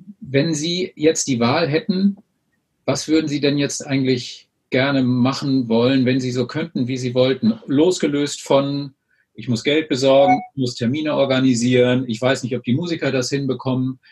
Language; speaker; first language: German; native; German